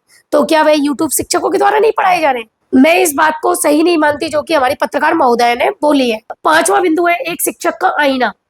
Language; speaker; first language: Hindi; native; Hindi